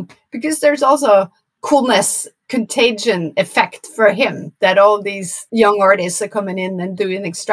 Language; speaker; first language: English; non-native, fluent; Norwegian